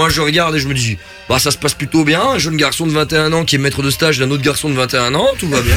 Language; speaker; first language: French; native; French